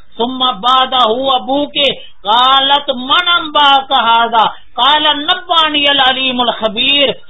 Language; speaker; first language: Urdu; native; Urdu